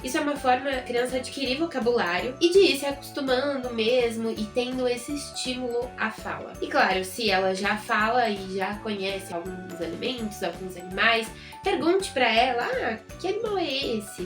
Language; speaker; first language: Portuguese; native; Portuguese